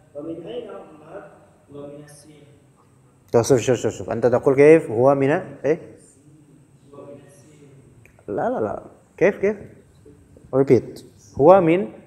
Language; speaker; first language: Arabic; non-native, fluent; Indonesian